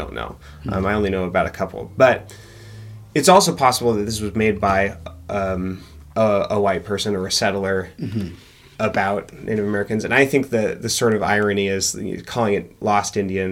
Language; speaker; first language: English; native; English